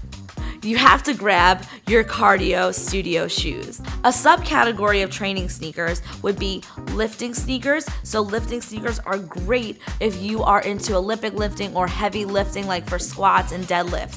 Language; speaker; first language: English; native; English